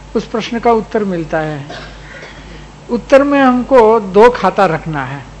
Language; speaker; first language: Hindi; non-native, local second language; Gujarati